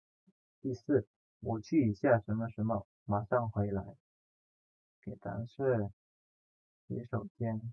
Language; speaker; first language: Chinese; non-native, fluent; Indonesian